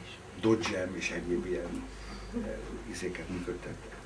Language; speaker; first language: Hungarian; native; Hungarian